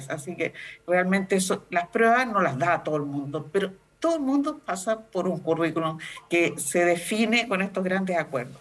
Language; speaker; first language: Spanish; native; Spanish